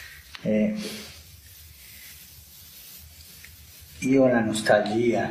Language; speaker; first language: Italian; non-native, fluent; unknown